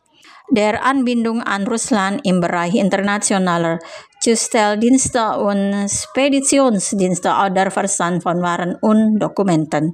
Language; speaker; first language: German; non-native, fluent; Indonesian